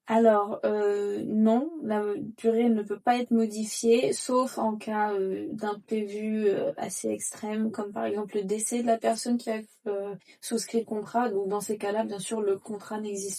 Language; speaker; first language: French; native; French